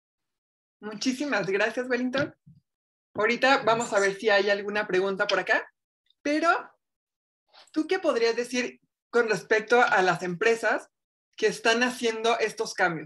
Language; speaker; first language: Spanish; native; Spanish